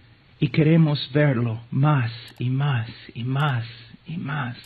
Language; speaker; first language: Spanish; non-native, fluent; English